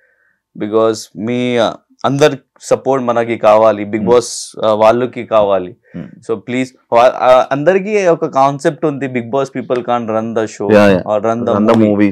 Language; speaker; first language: Telugu; non-native, learner; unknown